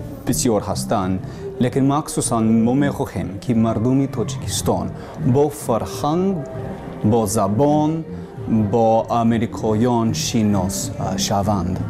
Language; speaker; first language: Persian; non-native, learner; English